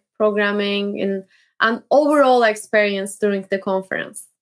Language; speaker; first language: English; non-native, fluent; Turkish